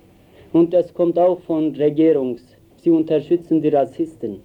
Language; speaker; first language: German; non-native, learner; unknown